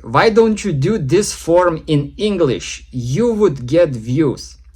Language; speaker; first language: English; non-native, fluent; Lithuanian